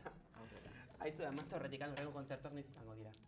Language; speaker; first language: Basque; native; Basque